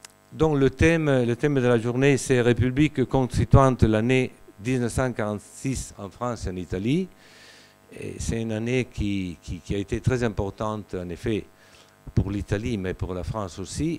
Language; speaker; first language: French; non-native, fluent; Italian